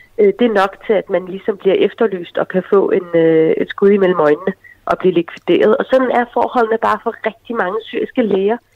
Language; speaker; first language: Danish; early bilingual, other home language; Arabic